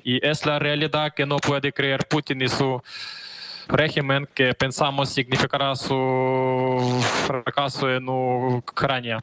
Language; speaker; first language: Spanish; non-native, fluent; Ukrainian